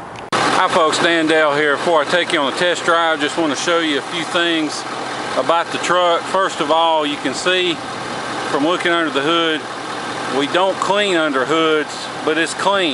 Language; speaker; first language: English; native; English